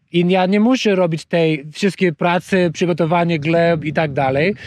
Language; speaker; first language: Polish; non-native, learner; English